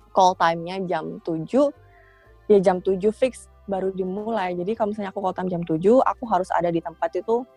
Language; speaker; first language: Indonesian; native; Indonesian